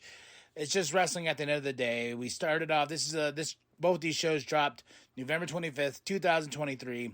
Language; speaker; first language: English; native; English